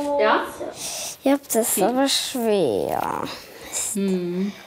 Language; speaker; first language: German; early bilingual, other home language; Arabic